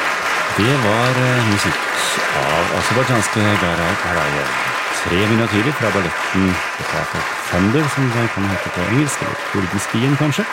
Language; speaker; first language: Norwegian; native; Norwegian